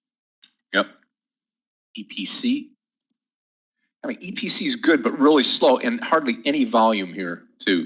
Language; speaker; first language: English; native; English